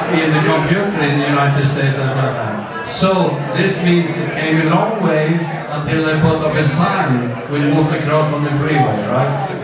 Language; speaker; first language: English; native; English